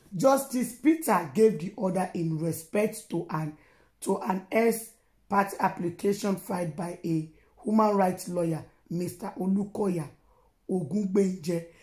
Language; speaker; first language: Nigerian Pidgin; non-native, local second language; Yoruba